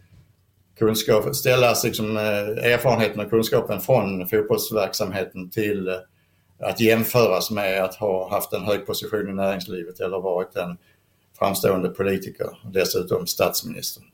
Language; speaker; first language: Swedish; native; Swedish